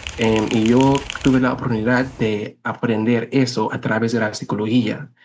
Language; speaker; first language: Spanish; non-native, fluent; English